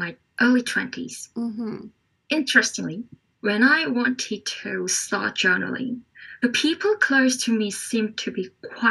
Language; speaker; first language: English; non-native, fluent; Korean